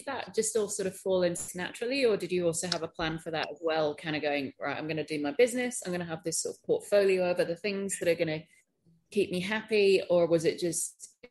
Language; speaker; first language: English; native; English